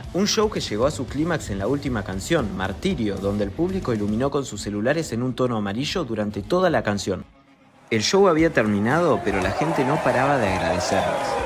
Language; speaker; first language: Spanish; native; Spanish